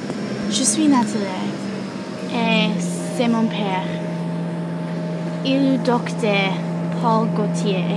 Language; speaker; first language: French; non-native, learner; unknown